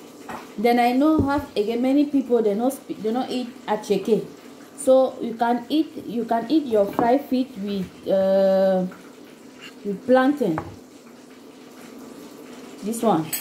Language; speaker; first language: English; non-native, learner; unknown